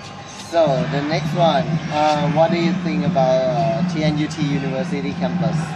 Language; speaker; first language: English; non-native, learner; Thai